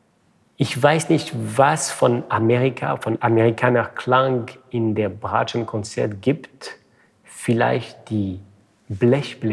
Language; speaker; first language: German; non-native, fluent; French